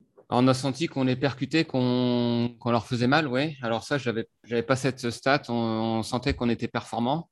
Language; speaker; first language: French; native; French